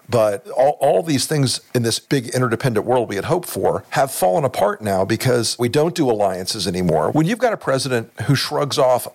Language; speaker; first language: English; native; English